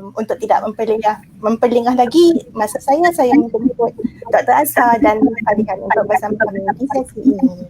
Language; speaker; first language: Malay; native; Malay